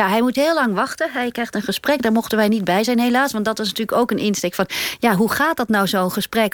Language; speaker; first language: Dutch; native; Dutch